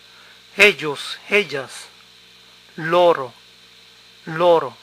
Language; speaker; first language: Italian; non-native, fluent; Spanish